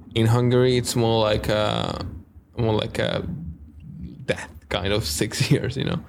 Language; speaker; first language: English; non-native, fluent; Hungarian